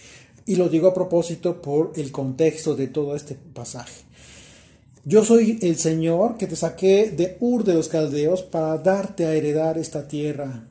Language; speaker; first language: Spanish; native; Spanish